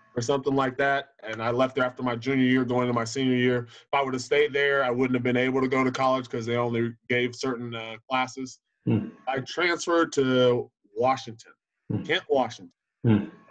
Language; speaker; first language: English; native; English